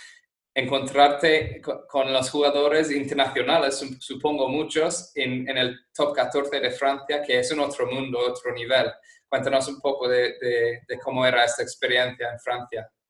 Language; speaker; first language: Spanish; non-native, fluent; English